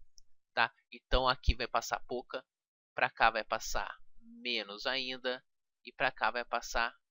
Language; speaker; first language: Portuguese; native; Portuguese